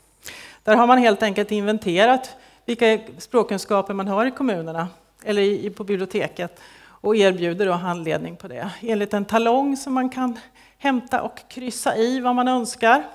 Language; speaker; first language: Swedish; native; Swedish